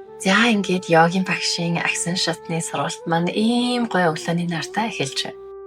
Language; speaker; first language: Mongolian; native; Mongolian